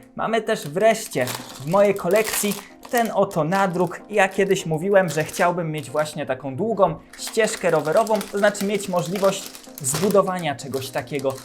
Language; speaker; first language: Polish; native; Polish